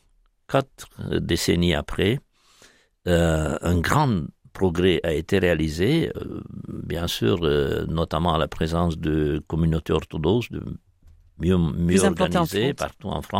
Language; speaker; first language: French; non-native, fluent; Romanian